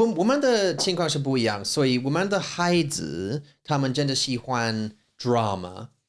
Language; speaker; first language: Chinese; non-native, learner; English